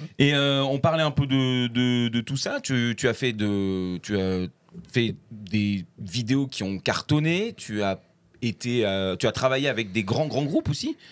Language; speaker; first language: French; native; French